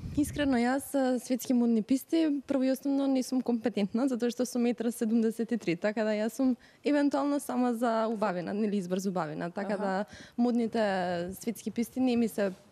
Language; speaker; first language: Macedonian; native; Macedonian